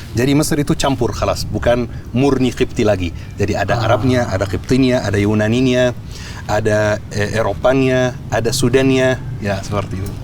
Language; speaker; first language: Indonesian; non-native, fluent; Arabic